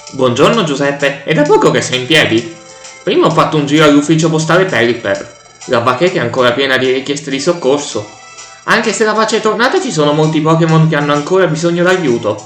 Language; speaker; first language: Italian; native; Italian